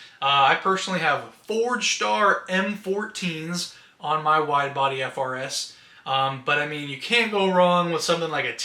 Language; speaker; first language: English; native; English